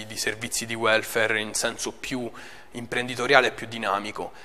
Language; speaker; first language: Italian; native; Italian